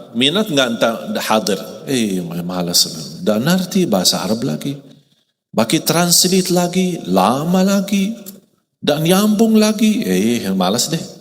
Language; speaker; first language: Malay; non-native, fluent; Arabic